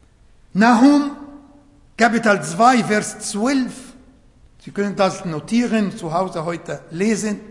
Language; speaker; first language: German; non-native, learner; Arabic